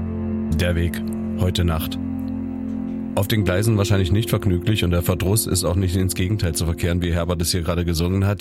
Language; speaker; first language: German; native; German